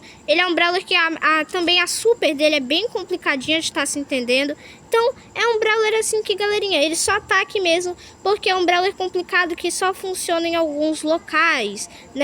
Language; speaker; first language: Portuguese; native; Portuguese